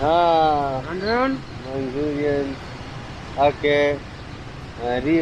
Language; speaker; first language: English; non-native, learner; Hindi